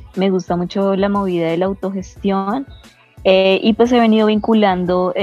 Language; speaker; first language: Spanish; native; Spanish